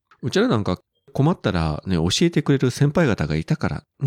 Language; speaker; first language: Japanese; native; Japanese